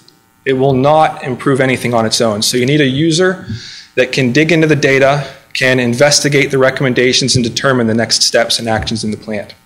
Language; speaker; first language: English; native; English